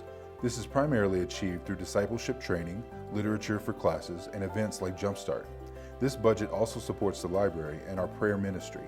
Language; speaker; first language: English; native; English